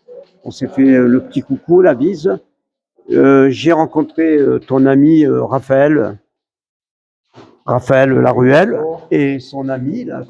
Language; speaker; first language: French; native; French